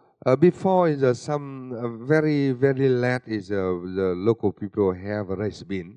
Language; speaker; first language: English; non-native, learner; Vietnamese